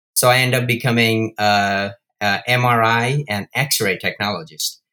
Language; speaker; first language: English; non-native, local second language; Gujarati